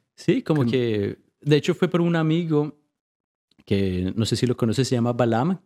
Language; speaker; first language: Spanish; native; Spanish